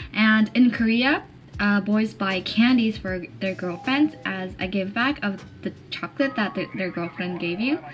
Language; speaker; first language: English; early bilingual, other home language; Japanese